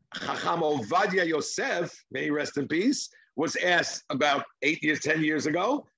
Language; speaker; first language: English; non-native, fluent; Hebrew